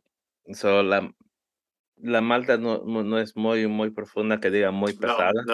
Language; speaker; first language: Spanish; early bilingual, heritage; Spanish